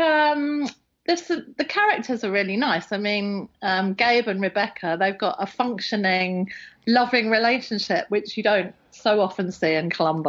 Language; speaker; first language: English; native; English